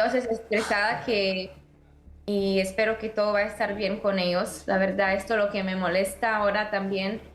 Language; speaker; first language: Spanish; early bilingual, heritage; Spanish